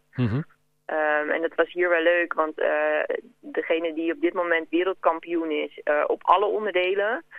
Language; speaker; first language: Dutch; native; Dutch